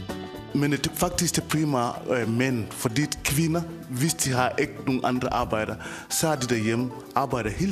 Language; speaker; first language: Danish; non-native, fluent; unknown